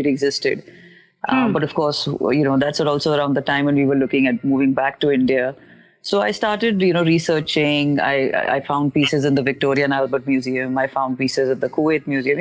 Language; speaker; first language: English; non-native, local second language; Hindi